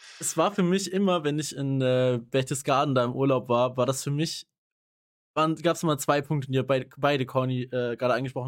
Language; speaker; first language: German; native; German